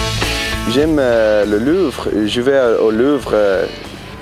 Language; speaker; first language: French; non-native, fluent; English